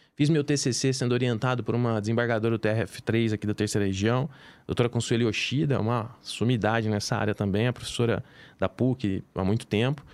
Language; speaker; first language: Portuguese; native; Portuguese